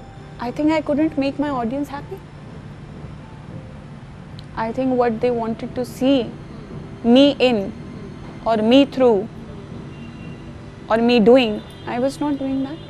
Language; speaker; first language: English; non-native, local second language; Hindi